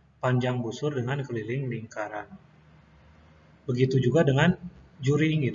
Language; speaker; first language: Indonesian; native; Indonesian